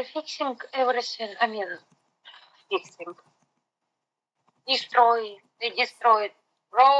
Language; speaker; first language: English; non-native, learner; Russian